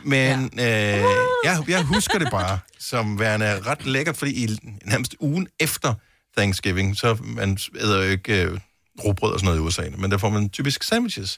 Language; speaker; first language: Danish; native; Danish